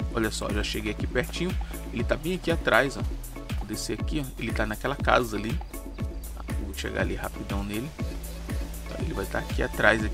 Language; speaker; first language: Portuguese; native; Portuguese